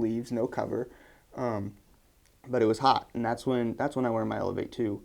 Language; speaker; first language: English; native; English